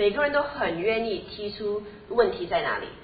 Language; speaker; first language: Chinese; native; Chinese